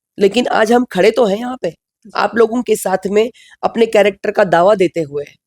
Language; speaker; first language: Hindi; non-native, local second language; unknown